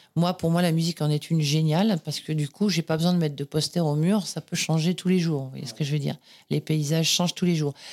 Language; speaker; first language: French; native; French